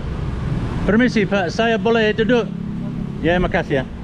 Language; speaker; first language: Indonesian; non-native, learner; English